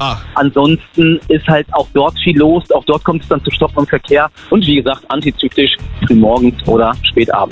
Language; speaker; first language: German; native; German